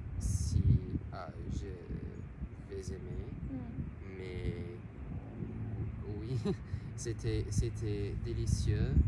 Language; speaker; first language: French; non-native, learner; English